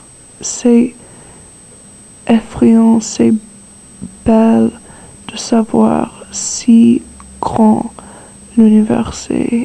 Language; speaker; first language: French; non-native, learner; English